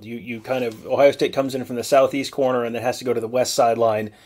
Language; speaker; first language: English; native; English